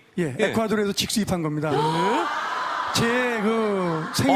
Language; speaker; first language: Korean; native; Korean